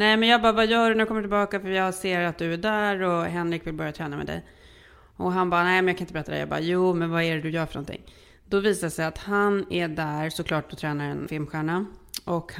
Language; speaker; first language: Swedish; native; Swedish